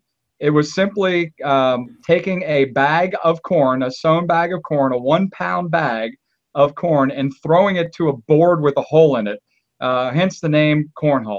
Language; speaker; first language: English; native; English